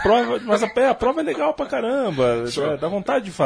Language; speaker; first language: Portuguese; native; Portuguese